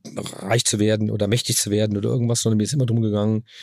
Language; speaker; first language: German; native; German